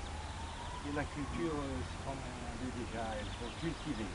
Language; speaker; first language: French; non-native, local second language; Kabyle